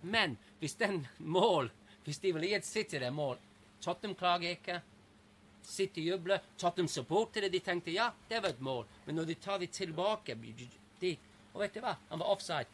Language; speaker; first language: Norwegian; non-native, fluent; English